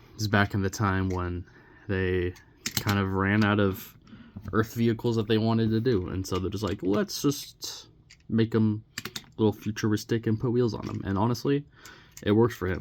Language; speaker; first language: English; native; English